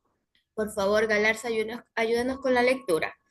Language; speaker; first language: Spanish; native; Spanish